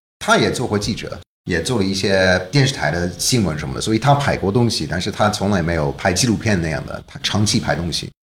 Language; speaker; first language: Chinese; non-native, fluent; English